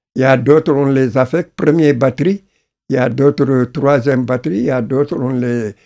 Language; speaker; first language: French; non-native, local second language; Wolof